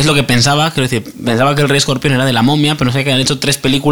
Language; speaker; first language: Spanish; native; Spanish